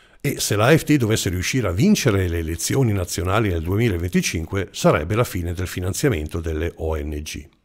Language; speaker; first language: Italian; non-native, fluent; German